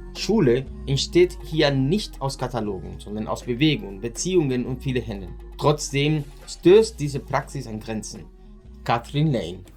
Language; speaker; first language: German; native; German